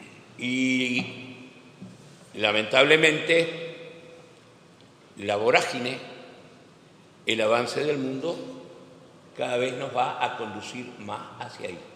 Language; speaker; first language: Spanish; native; Spanish